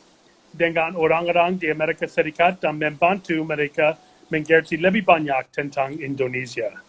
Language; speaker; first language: Indonesian; non-native, fluent; English